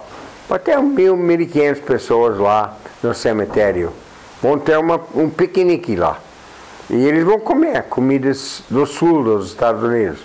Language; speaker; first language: Portuguese; non-native, fluent; English